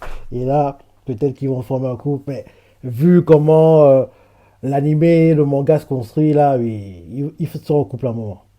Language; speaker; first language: French; native; French